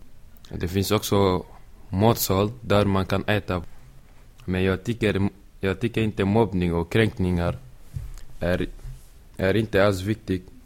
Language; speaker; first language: Swedish; early bilingual, other home language; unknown